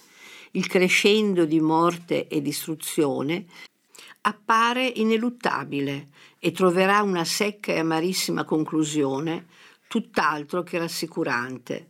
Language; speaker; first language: Italian; native; Italian